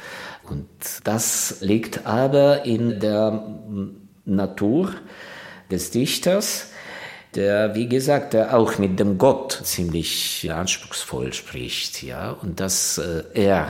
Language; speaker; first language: German; non-native, fluent; Ukrainian